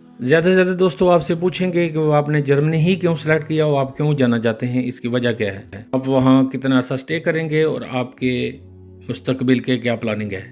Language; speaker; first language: Urdu; native; Urdu